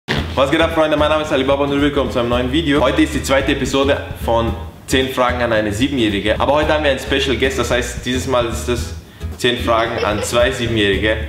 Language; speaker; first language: German; native; German